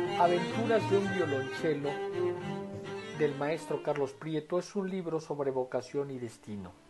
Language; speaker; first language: Spanish; native; Spanish